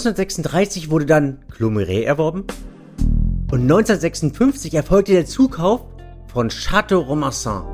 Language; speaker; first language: German; native; German